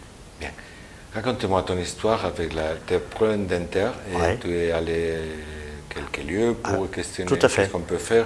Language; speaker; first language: French; non-native, learner; Spanish